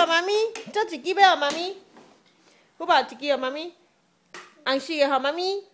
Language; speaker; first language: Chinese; native; Chinese